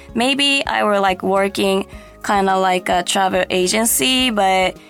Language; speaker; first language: English; non-native, learner; Japanese